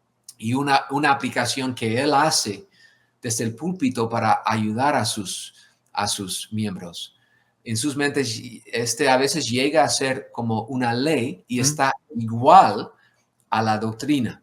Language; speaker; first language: Spanish; non-native, fluent; English